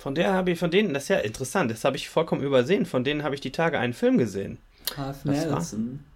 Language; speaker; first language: German; native; German